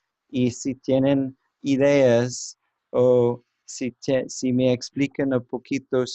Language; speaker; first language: Spanish; non-native, learner; English